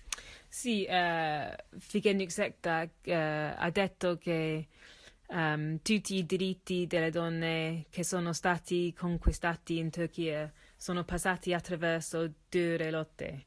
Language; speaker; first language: Italian; non-native, learner; English